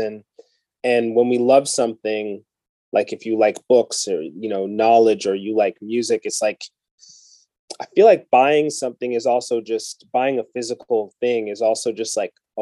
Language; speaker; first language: English; native; English